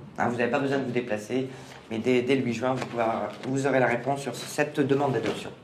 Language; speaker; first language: French; native; French